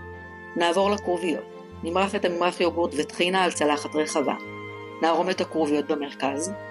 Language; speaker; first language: Hebrew; native; Hebrew